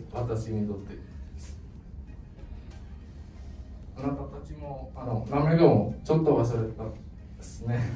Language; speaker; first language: Japanese; non-native, fluent; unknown